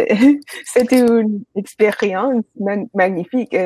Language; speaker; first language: French; non-native, learner; English